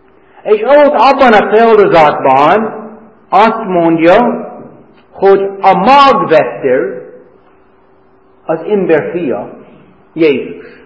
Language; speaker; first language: Hungarian; non-native, fluent; English